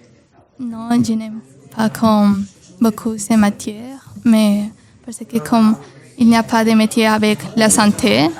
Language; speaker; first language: French; non-native, learner; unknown